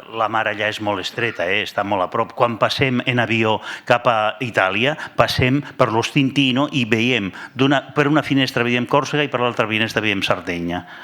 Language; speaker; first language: Catalan; non-native, local second language; Spanish